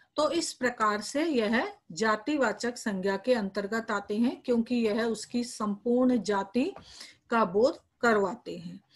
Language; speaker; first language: Hindi; native; Hindi